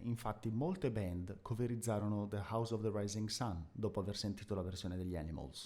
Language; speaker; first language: Italian; native; Italian